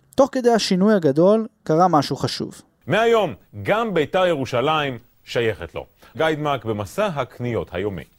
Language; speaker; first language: Hebrew; native; Hebrew